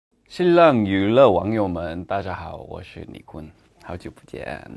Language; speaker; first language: Chinese; non-native, learner; Thai